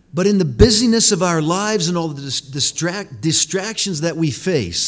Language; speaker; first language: English; native; English